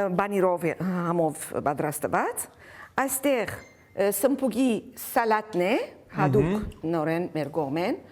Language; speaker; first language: Armenian; early bilingual, heritage; Armenian